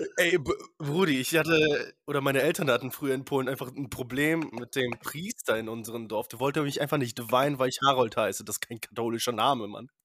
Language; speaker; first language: German; early bilingual, other home language; Polish